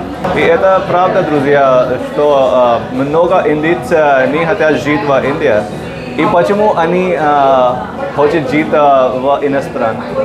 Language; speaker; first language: Russian; non-native, learner; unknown